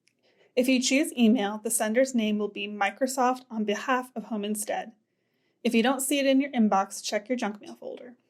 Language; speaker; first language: English; native; English